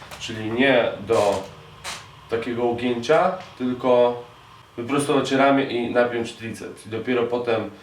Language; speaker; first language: Polish; native; Polish